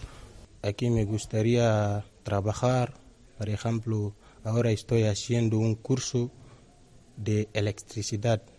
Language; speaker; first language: Spanish; non-native, learner; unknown